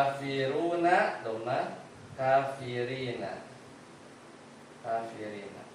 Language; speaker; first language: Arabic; non-native, fluent; Indonesian